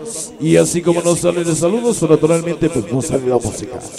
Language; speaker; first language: Spanish; native; Spanish